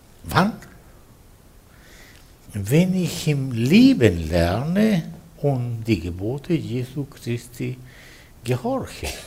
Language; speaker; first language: German; non-native, fluent; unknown